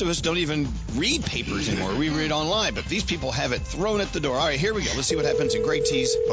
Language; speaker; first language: English; native; English